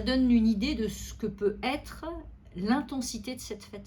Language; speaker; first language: French; native; French